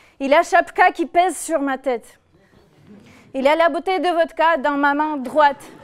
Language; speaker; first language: French; non-native, fluent; Russian